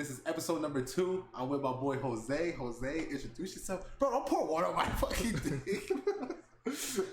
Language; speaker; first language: English; native; English